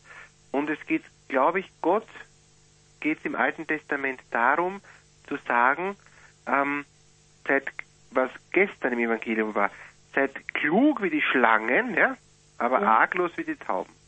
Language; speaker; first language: German; native; German